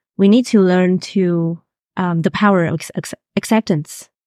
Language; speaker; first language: English; non-native, fluent; Vietnamese